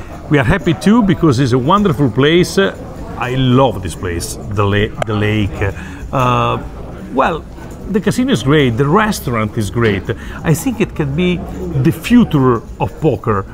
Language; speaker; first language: English; non-native, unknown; Italian